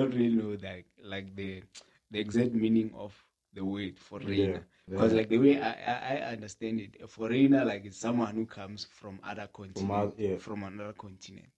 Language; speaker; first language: English; non-native, local second language; Northern Sotho